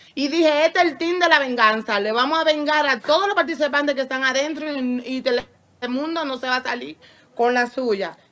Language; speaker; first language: Spanish; native; Spanish